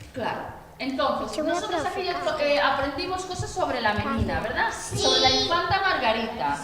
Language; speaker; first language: Spanish; native; Spanish